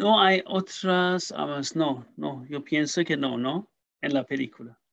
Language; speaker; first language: Spanish; non-native, learner; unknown